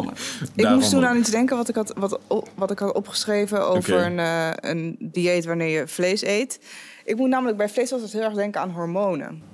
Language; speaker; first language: Dutch; native; Dutch